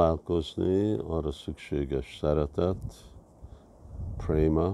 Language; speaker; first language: Hungarian; early bilingual, heritage; Hungarian